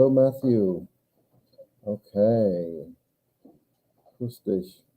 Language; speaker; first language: German; non-native, learner; English